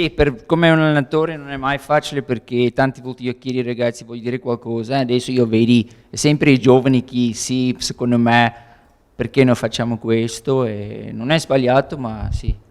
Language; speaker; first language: Italian; non-native, learner; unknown